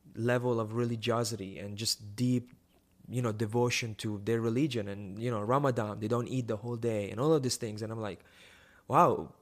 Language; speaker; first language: English; non-native, fluent; Italian